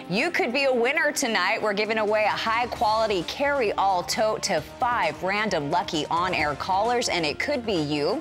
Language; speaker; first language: English; native; English